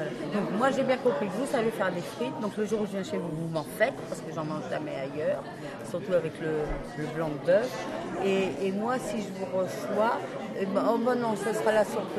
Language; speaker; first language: French; native; French